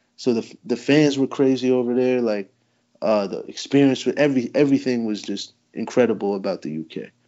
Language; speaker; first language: English; native; English